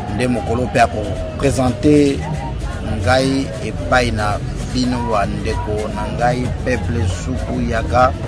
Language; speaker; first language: Lingala; non-native, local second language; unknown